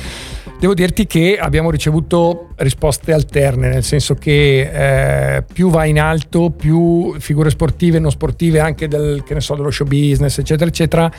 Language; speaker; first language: Italian; native; Italian